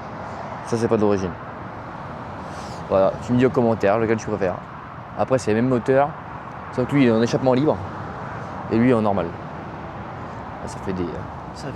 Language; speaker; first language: French; native; French